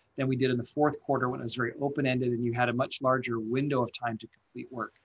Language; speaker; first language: English; native; English